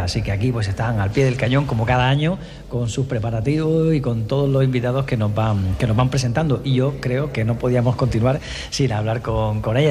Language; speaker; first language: Spanish; native; Spanish